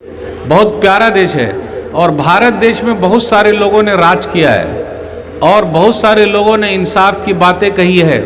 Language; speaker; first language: Hindi; native; Hindi